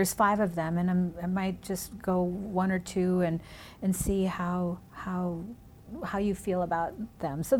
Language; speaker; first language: English; early bilingual, other home language; Spanish